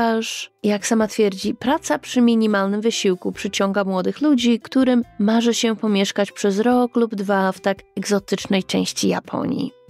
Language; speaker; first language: Polish; native; Polish